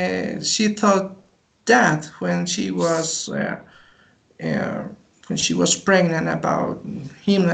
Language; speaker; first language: English; non-native, learner; Spanish